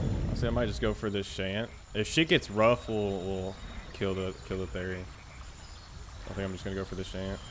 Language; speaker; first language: English; native; English